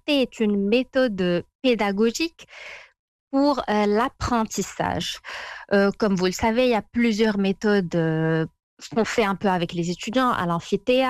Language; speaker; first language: French; non-native, local second language; Arabic